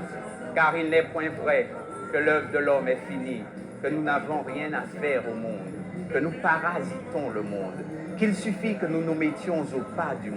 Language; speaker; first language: French; native; French